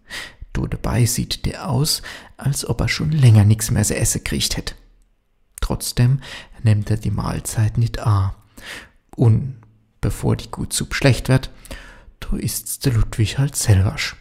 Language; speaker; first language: German; native; German